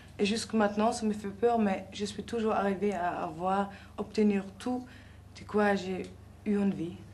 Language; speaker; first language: French; non-native, fluent; German